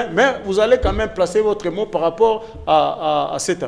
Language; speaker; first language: French; non-native, local second language; Lingala